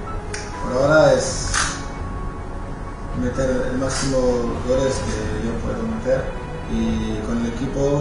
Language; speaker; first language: Spanish; non-native, fluent; French